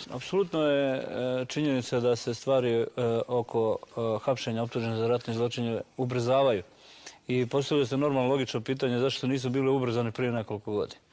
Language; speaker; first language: Bosnian; native; Bosnian